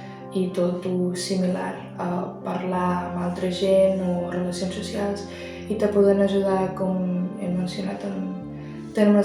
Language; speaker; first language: Catalan; non-native, local second language; Spanish